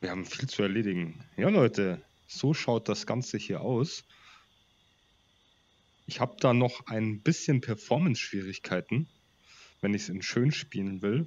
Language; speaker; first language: German; native; German